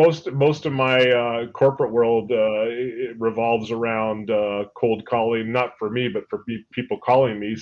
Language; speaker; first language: English; native; English